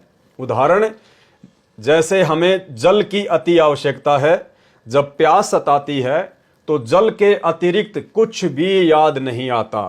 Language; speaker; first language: Hindi; native; Hindi